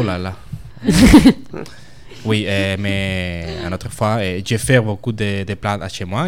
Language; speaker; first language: French; non-native, learner; Spanish